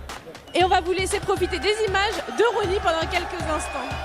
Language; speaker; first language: French; native; French